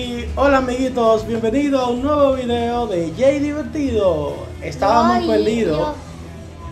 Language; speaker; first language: Spanish; native; Spanish